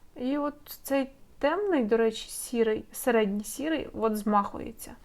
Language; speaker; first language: Ukrainian; non-native, local second language; Russian